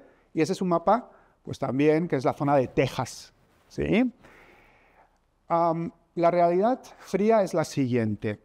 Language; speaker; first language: Spanish; native; Spanish